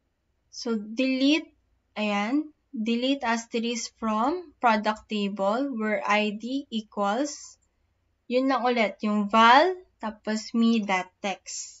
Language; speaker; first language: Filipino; native; Filipino